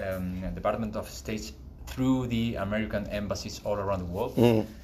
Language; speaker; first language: English; non-native, fluent; Spanish